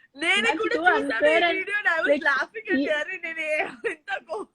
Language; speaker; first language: Telugu; non-native, learner; Gujarati